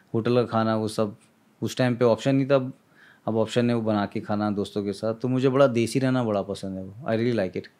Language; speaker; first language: Hindi; native; Hindi